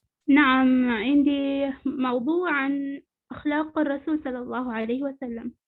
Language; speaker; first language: Arabic; non-native, learner; Urdu